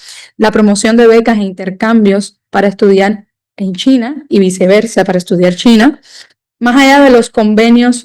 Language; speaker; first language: Spanish; native; Spanish